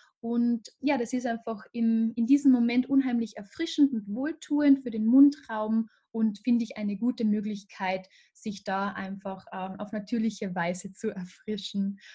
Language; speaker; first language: German; native; German